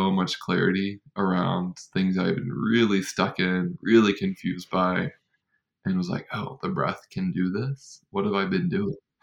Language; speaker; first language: English; native; English